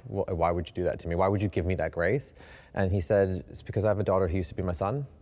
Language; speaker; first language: English; native; English